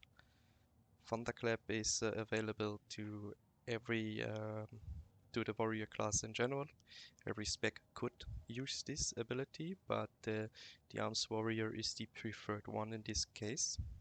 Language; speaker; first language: English; non-native, fluent; German